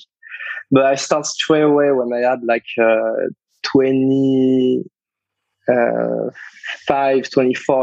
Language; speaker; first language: English; non-native, fluent; French